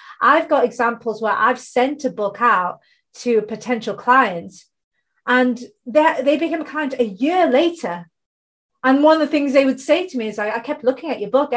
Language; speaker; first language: English; native; English